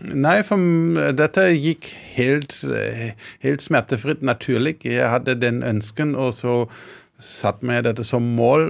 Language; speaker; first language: Norwegian; non-native, fluent; German